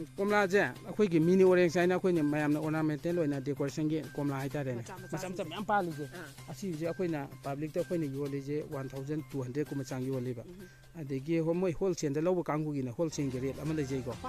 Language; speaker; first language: Manipuri; native; Manipuri